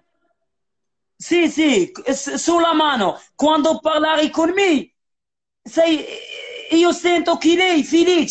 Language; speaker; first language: Italian; non-native, learner; Arabic